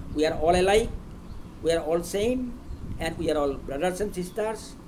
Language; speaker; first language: English; non-native, local second language; Assamese